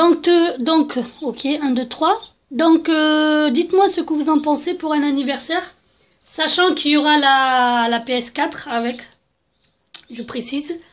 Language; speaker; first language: French; native; French